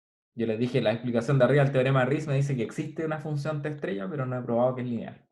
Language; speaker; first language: Spanish; native; Spanish